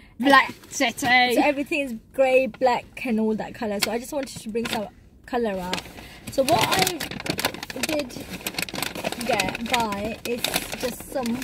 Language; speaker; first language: English; native; English